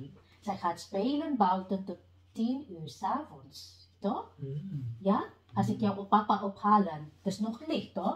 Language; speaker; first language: Dutch; non-native, learner; Filipino